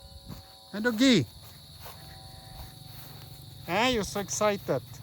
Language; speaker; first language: English; non-native, learner; French